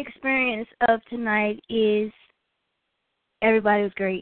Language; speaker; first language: English; native; English